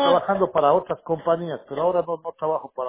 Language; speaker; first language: Spanish; native; Spanish